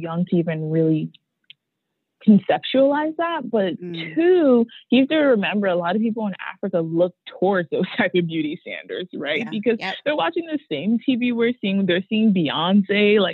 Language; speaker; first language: English; native; English